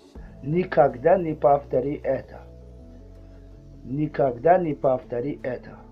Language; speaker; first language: Russian; non-native, learner; Tajik